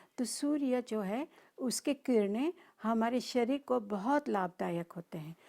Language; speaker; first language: Hindi; non-native, local second language; Marathi